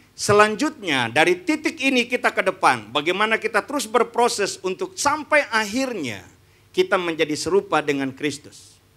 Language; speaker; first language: Indonesian; native; Indonesian